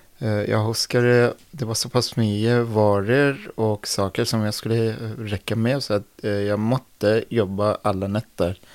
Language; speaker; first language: Swedish; non-native, fluent; Persian